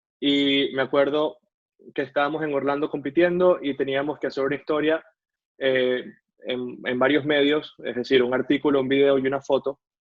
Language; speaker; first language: Spanish; native; Spanish